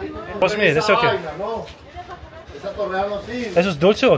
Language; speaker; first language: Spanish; non-native, learner; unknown